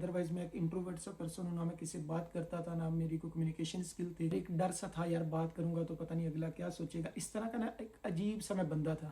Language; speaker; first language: Urdu; non-native, local second language; Punjabi